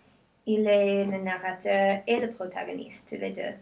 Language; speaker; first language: French; non-native, learner; English